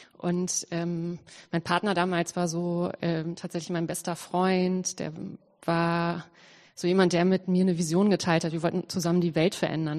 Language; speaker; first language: German; early bilingual, other home language; Serbian